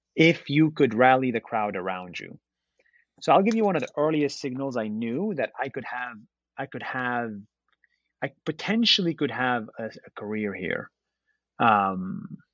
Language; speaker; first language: English; non-native, fluent; Arabic